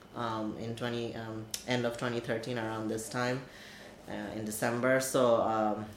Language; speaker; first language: English; non-native, local second language; Bangla